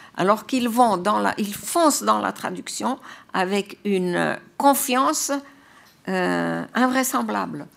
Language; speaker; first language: French; non-native, fluent; Croatian